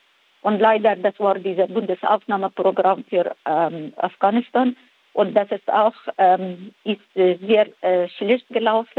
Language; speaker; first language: German; non-native, fluent; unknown